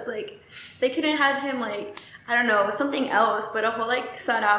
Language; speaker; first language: English; native; English